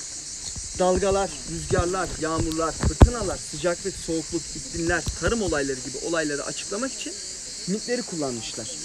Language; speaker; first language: Turkish; native; Turkish